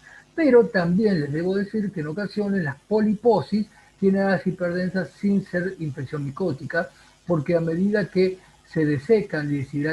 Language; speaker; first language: Spanish; native; Spanish